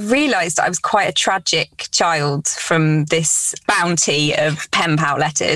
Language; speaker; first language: English; native; English